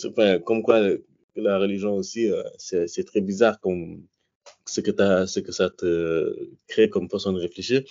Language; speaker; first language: French; non-native, local second language; Wolof